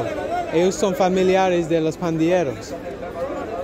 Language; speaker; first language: Spanish; non-native, learner; English